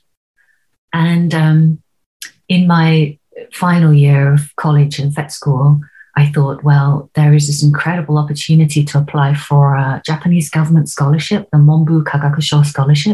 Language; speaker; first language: English; native; English